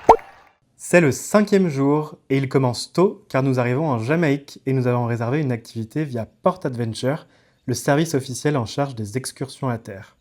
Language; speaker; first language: French; native; French